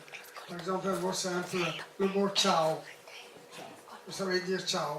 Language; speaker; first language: French; non-native, fluent; Italian